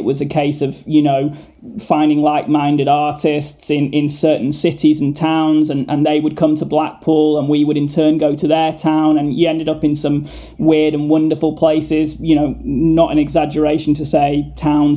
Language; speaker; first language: English; native; English